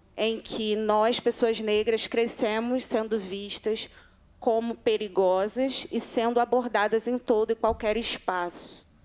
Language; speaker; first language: Portuguese; native; Portuguese